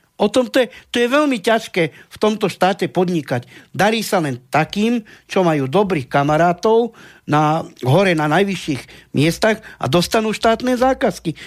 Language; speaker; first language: Slovak; non-native, local second language; Romany